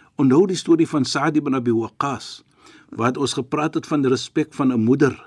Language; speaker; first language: Afrikaans; non-native, fluent; Arabic